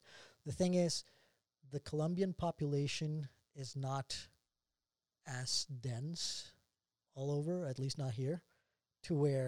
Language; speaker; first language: English; non-native, fluent; Spanish